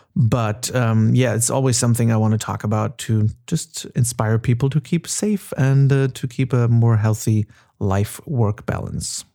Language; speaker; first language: English; non-native, fluent; German